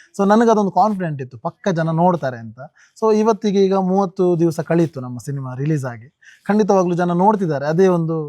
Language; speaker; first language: Kannada; non-native, local second language; Tulu